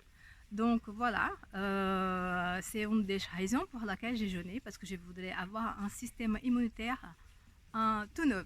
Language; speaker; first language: French; non-native, fluent; Portuguese